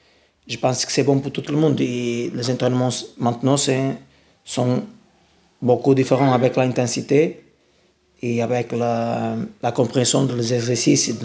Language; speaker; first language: French; non-native, learner; Portuguese